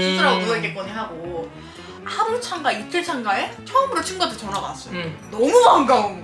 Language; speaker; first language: Korean; native; Korean